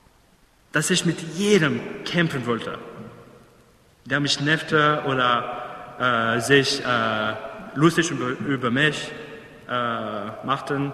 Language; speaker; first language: German; non-native, fluent; English